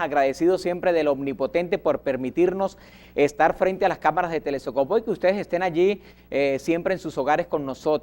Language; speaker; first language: Spanish; native; Spanish